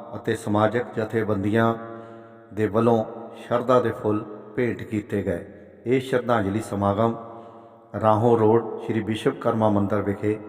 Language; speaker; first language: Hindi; non-native, local second language; Punjabi